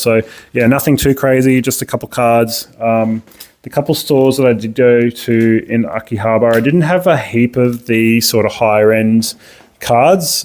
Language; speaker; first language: English; native; English